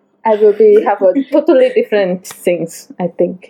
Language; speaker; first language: English; non-native, fluent; Khmer